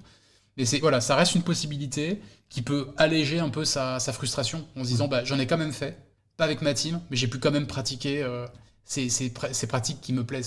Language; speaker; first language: French; native; French